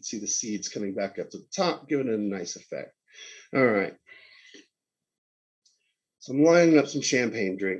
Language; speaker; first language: English; native; English